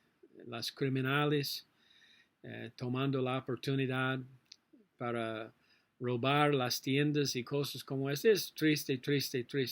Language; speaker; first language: Spanish; non-native, learner; English